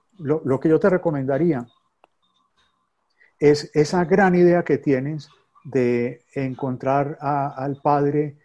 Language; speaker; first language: Spanish; native; Spanish